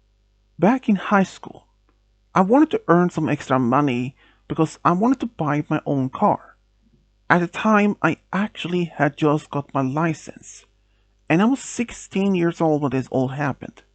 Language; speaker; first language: English; non-native, fluent; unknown